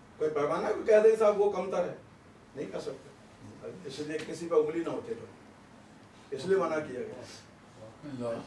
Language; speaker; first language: Urdu; native; Urdu